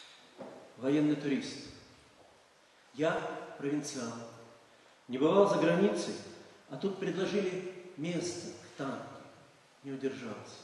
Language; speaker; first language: Russian; native; Russian